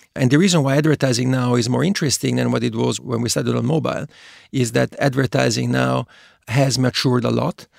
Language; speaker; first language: English; non-native, fluent; Italian